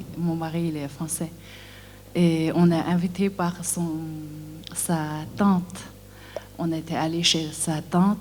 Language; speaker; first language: French; non-native, learner; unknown